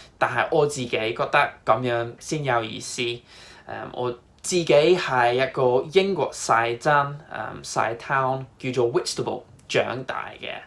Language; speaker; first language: Cantonese; non-native, fluent; English